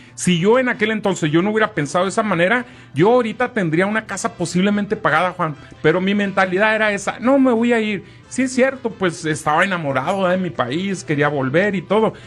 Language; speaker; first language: Spanish; native; Spanish